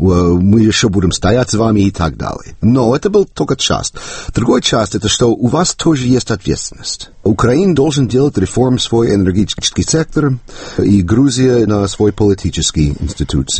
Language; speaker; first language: Russian; non-native, fluent; English